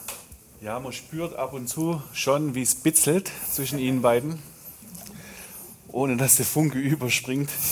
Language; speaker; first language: German; native; German